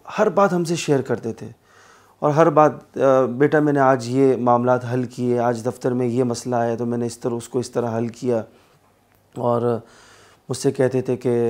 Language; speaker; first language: Urdu; native; Urdu